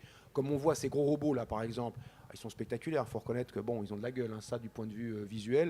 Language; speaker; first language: French; native; French